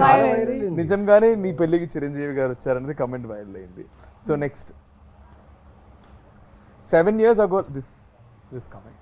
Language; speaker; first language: Telugu; native; Telugu